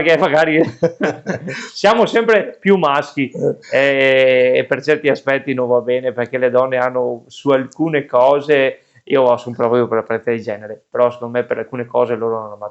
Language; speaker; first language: Italian; native; Italian